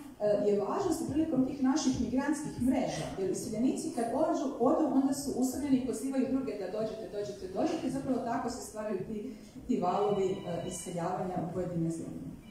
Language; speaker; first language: Croatian; native; Croatian